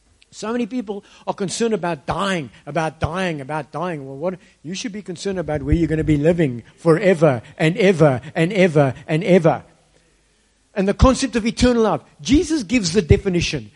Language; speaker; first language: English; native; English